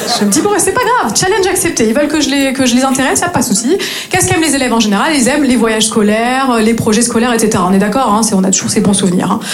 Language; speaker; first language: French; native; French